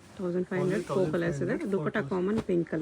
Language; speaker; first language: Kannada; native; Kannada